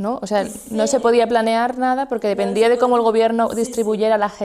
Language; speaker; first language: Spanish; native; Spanish